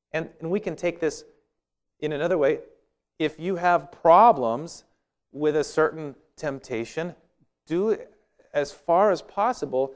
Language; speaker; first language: English; native; English